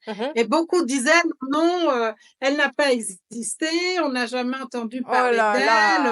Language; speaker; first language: French; native; French